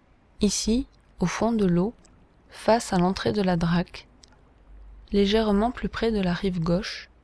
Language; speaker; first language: French; native; French